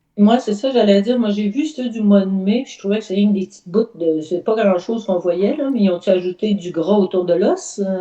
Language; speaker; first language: French; native; French